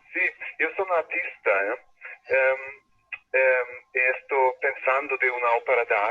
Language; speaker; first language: Italian; non-native, learner; German